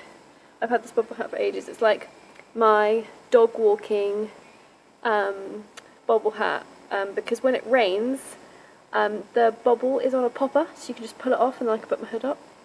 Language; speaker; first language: English; native; English